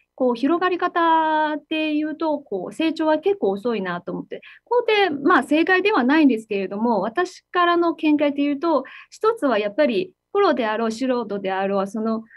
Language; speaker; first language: Japanese; non-native, fluent; Chinese